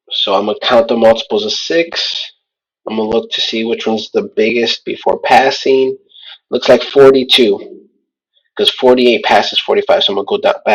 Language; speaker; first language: English; native; English